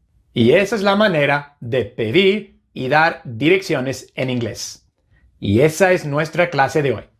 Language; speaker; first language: Spanish; non-native, fluent; English